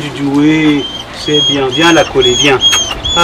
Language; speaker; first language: French; native; French